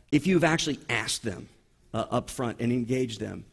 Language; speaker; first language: English; native; English